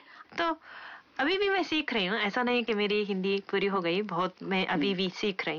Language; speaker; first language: Hindi; non-native, fluent; Japanese